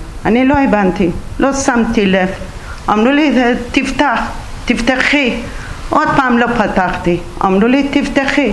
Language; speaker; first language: Hebrew; non-native, learner; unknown